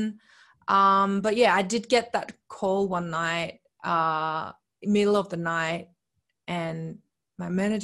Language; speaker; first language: English; early bilingual, other home language; Korean